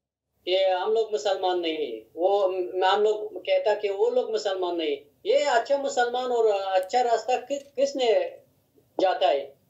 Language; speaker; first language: Hindi; non-native, learner; Hazaragi